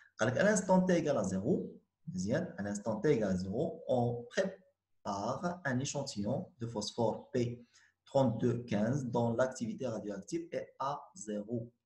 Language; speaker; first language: French; non-native, local second language; Arabic